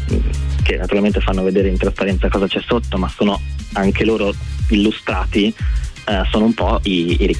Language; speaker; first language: Italian; native; Italian